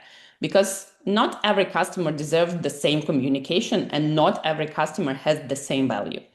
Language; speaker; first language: English; non-native, fluent; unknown